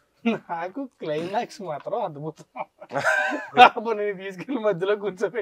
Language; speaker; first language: Telugu; native; Telugu